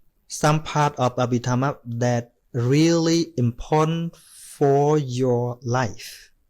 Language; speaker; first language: English; non-native, fluent; Khmer